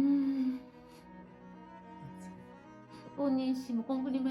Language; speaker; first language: Italian; non-native, fluent; Japanese